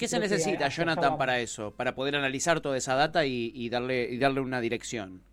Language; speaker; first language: Spanish; native; Spanish